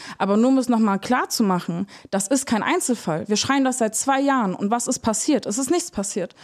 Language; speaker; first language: German; early bilingual, other home language; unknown